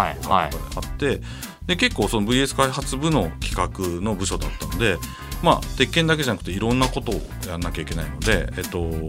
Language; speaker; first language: Japanese; native; Japanese